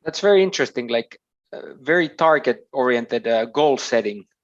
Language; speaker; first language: English; non-native, fluent; Finnish